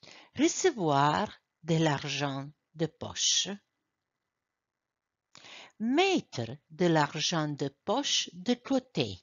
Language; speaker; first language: French; non-native, fluent; Croatian